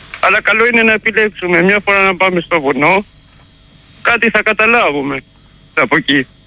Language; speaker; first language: Greek; early bilingual, heritage; Greek